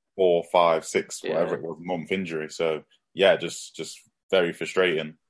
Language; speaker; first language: English; native; English